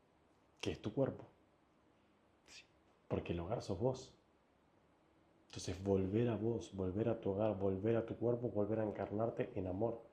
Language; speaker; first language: Spanish; native; Spanish